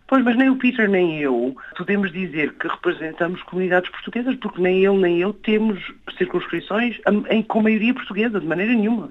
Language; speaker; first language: Portuguese; native; Portuguese